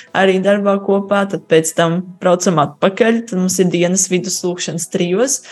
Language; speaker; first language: Latvian; native; Latvian